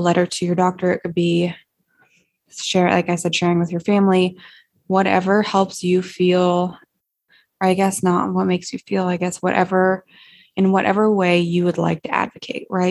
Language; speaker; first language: English; native; English